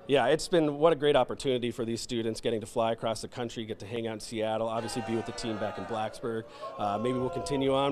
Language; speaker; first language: English; native; English